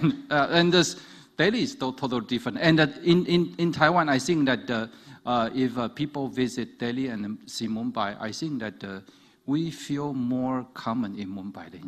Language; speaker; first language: English; non-native, fluent; Chinese